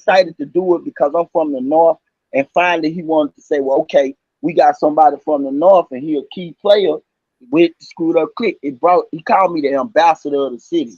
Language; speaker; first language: English; native; English